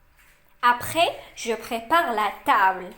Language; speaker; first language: French; non-native, local second language; Arabic